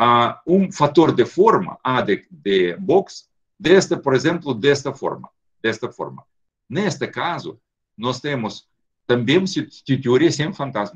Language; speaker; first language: Portuguese; non-native, fluent; Russian